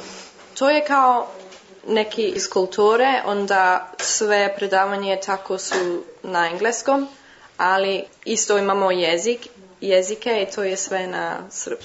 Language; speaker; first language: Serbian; early bilingual, heritage; English